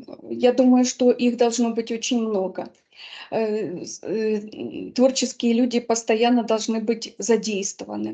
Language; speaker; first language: Russian; native; Russian